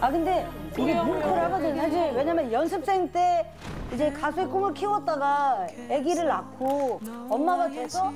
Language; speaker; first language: Korean; native; Korean